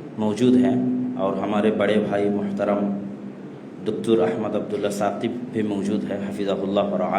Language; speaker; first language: Urdu; non-native, fluent; Bangla